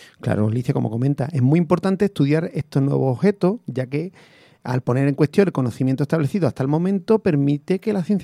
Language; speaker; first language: Spanish; native; Spanish